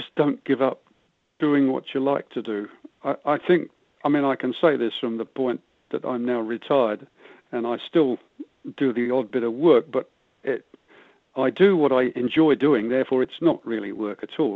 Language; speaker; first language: English; native; English